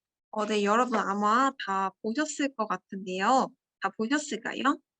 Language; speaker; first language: Korean; native; Korean